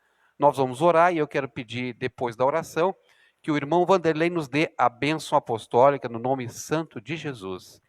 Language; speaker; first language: Portuguese; native; Portuguese